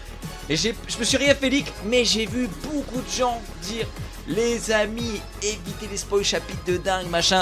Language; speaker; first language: French; native; French